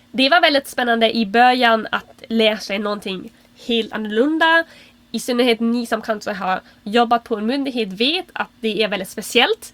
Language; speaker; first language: Swedish; non-native, fluent; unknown